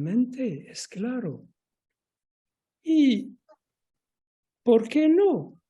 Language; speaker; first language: Spanish; non-native, fluent; French